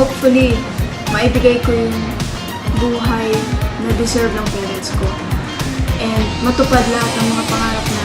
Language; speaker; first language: Filipino; native; Filipino